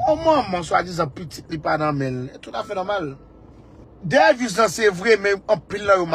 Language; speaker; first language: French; non-native, local second language; Haitian Creole